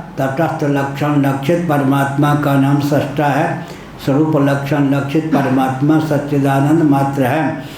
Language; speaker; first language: Hindi; non-native, local second language; Maithili